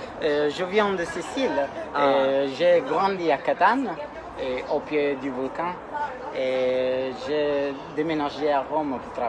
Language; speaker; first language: French; non-native, fluent; Italian